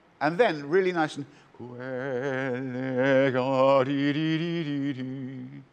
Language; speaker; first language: Italian; non-native, fluent; English